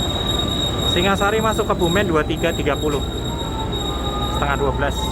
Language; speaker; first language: Indonesian; native; Indonesian